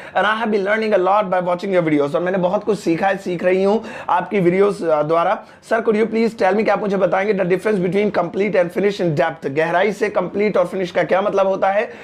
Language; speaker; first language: Hindi; native; Hindi